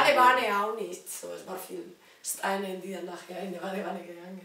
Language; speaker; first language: German; non-native, learner; Spanish